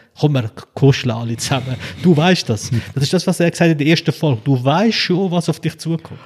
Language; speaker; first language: German; early bilingual, other home language; Albanian